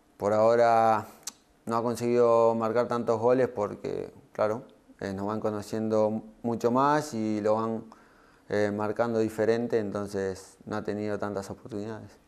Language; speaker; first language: Spanish; native; Spanish